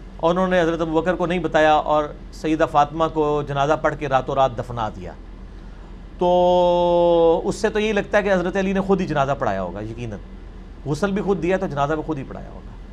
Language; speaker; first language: Urdu; non-native, local second language; Punjabi